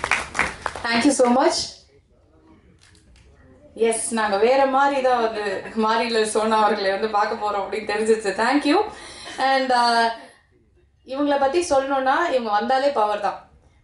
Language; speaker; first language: Tamil; native; Tamil